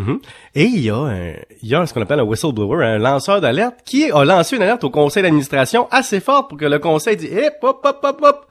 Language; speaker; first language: French; native; French